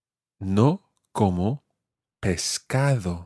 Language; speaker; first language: Spanish; non-native, fluent; English